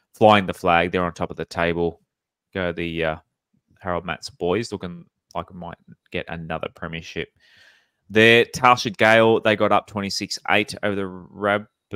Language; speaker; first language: English; native; English